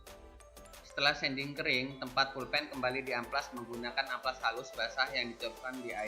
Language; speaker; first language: Indonesian; native; Indonesian